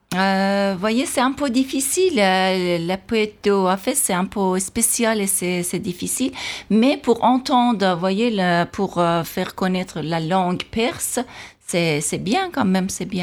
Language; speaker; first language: French; non-native, fluent; Persian